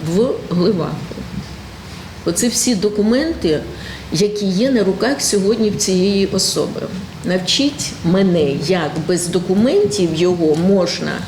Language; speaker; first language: Ukrainian; native; Ukrainian